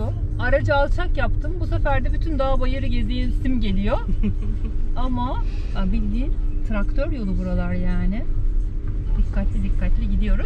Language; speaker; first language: Turkish; native; Turkish